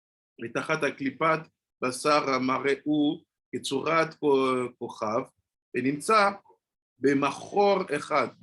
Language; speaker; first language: Hebrew; non-native, fluent; French